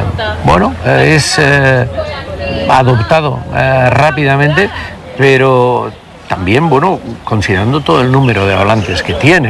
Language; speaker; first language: Spanish; native; Spanish